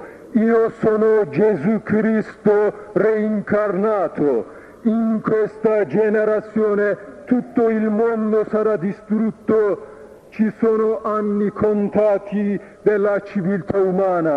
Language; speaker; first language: Italian; non-native, fluent; Turkish